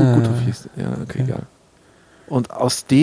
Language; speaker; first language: German; native; German